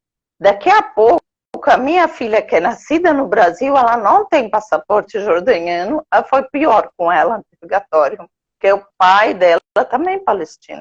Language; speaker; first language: Portuguese; non-native, fluent; Arabic